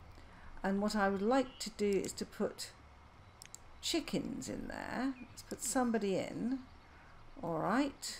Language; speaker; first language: English; native; English